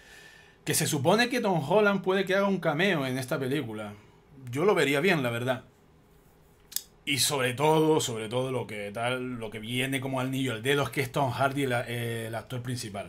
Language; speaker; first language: Spanish; native; Spanish